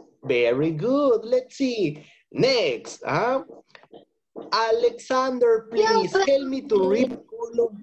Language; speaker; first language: English; non-native, fluent; Spanish